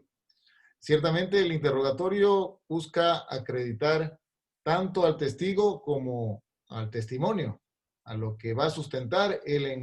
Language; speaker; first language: Spanish; native; Spanish